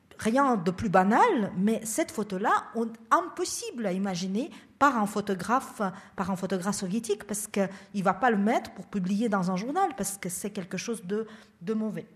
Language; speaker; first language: French; non-native, fluent; Russian